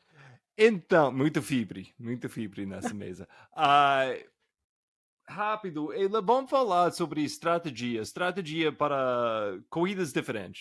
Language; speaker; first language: Portuguese; non-native, fluent; English